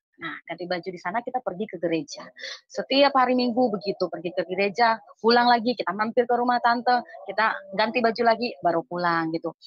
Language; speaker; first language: Indonesian; native; Indonesian